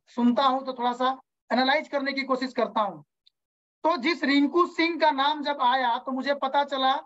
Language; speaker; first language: Hindi; native; Hindi